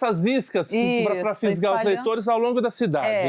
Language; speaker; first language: Portuguese; native; Portuguese